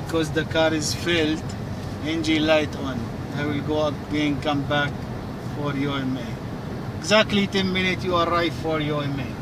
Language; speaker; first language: English; non-native, learner; Arabic